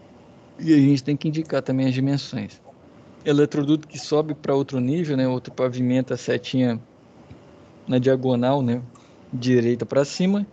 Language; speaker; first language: Portuguese; native; Portuguese